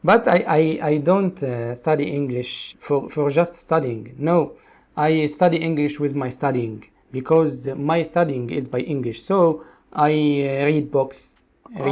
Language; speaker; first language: English; non-native, local second language; Arabic